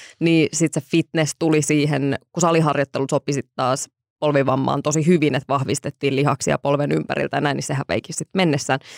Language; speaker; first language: Finnish; native; Finnish